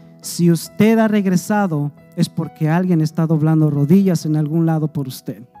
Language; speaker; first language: Spanish; native; Spanish